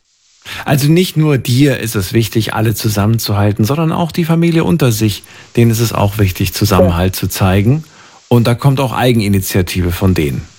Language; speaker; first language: German; native; German